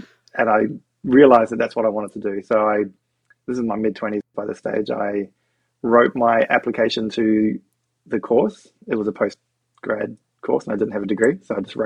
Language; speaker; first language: English; native; English